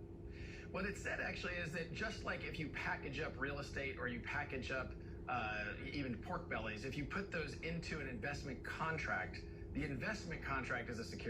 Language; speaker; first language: English; native; English